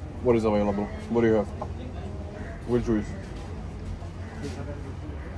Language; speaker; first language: English; non-native, learner; Czech